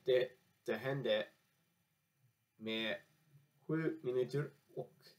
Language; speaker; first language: Swedish; non-native, learner; English